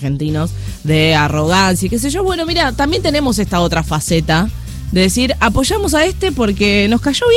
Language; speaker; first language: Spanish; native; Spanish